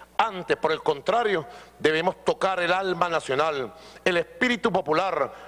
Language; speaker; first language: Spanish; native; Spanish